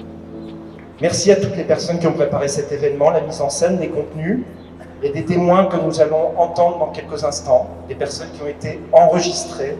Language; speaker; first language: French; native; French